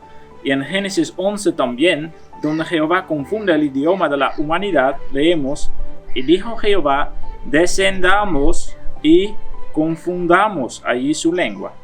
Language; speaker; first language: Spanish; non-native, fluent; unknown